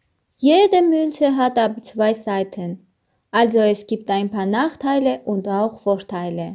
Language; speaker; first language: German; non-native, learner; Armenian